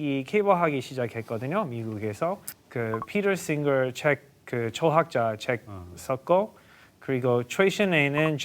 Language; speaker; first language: Korean; non-native, fluent; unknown